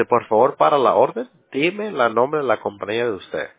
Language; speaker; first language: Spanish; early bilingual, heritage; English